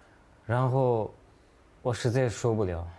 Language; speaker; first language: Chinese; non-native, local second language; Uyghur